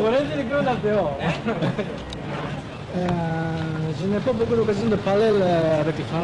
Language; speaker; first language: French; non-native, learner; Japanese